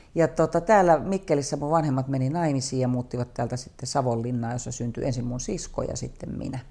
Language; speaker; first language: Finnish; native; Finnish